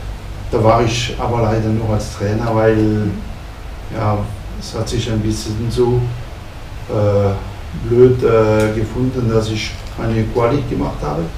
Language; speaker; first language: German; non-native, fluent; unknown